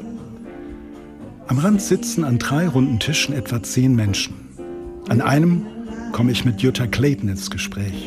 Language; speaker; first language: German; native; German